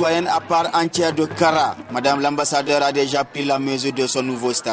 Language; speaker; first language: French; native; French